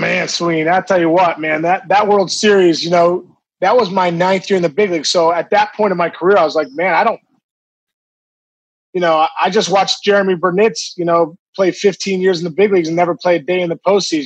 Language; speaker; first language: English; native; English